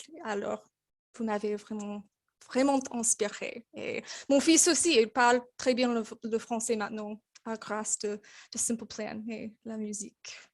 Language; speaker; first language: French; non-native, learner; English